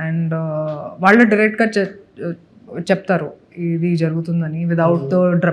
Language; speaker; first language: Telugu; non-native, fluent; Hindi